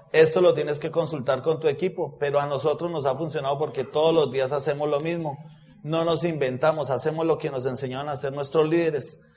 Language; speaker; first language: Spanish; native; Spanish